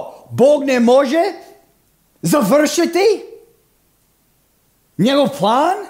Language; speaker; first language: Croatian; non-native, fluent; English